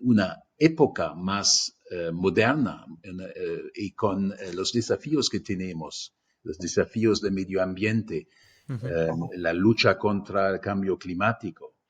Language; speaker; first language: Spanish; non-native, fluent; German